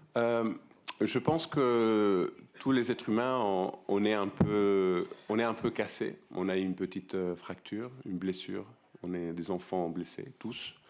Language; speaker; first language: French; non-native, fluent; Spanish